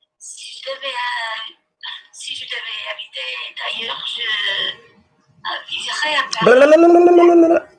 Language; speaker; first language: French; non-native, learner; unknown